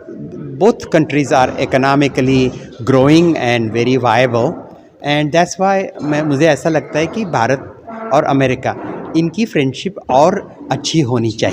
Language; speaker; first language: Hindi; non-native, local second language; Marathi